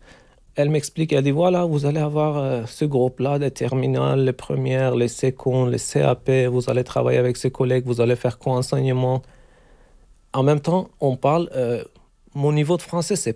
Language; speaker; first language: French; non-native, fluent; Turkish